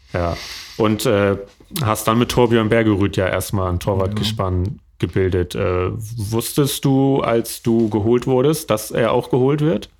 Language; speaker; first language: German; native; German